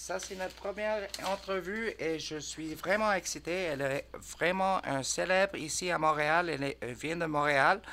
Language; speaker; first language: French; non-native, learner; English